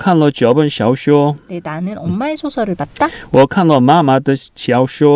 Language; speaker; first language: Chinese; non-native, learner; Korean